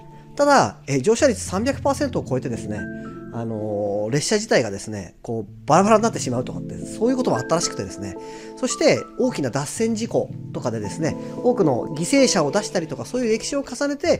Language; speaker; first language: Japanese; native; Japanese